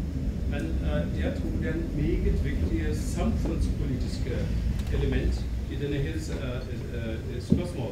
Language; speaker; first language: Norwegian; non-native, fluent; German